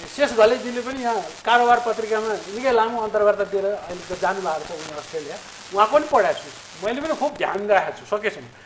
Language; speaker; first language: Nepali; native; Nepali